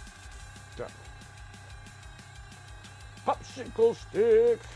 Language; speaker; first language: English; native; English